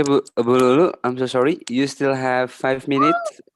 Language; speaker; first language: English; non-native, fluent; Indonesian